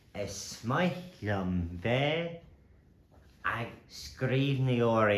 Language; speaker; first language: Irish; non-native, local second language; English